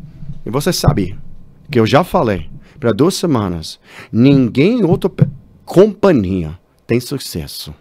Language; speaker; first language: Portuguese; non-native, learner; English